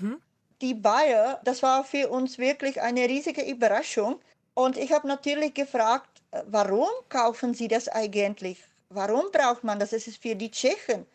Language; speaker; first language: German; non-native, fluent; Czech